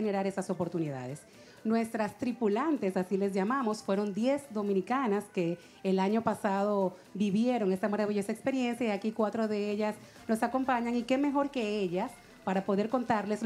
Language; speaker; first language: Spanish; native; Spanish